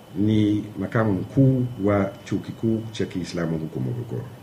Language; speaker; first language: Swahili; non-native, fluent; German